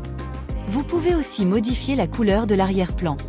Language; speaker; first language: French; native; French